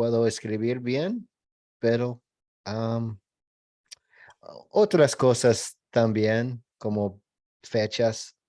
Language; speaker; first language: Spanish; non-native, learner; English